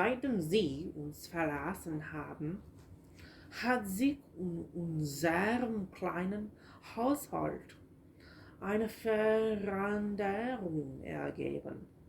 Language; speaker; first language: German; non-native, learner; English